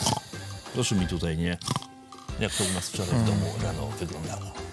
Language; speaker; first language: Polish; native; Polish